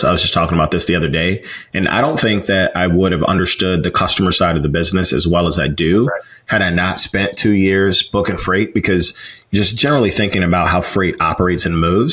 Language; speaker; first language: English; native; English